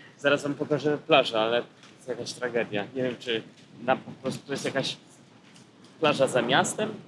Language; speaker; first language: Polish; native; Polish